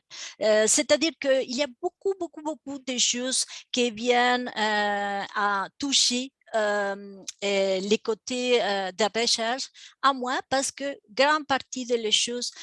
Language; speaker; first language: French; non-native, fluent; Spanish